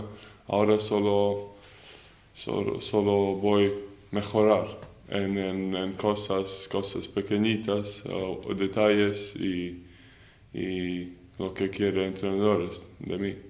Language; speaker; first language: Spanish; non-native, learner; Latvian